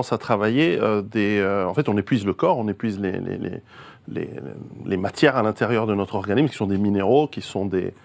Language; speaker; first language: French; native; French